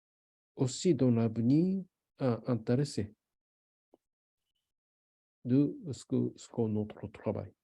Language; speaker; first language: French; non-native, learner; Japanese